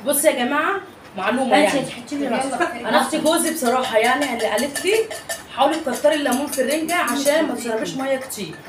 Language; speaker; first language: Arabic; native; Arabic